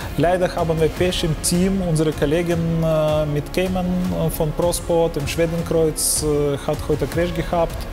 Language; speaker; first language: German; non-native, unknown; Ukrainian